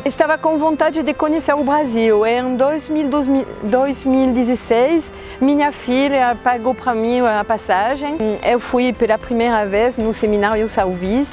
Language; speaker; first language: Portuguese; non-native, fluent; French